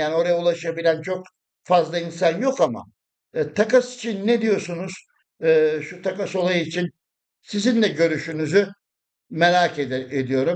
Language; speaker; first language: Turkish; native; Turkish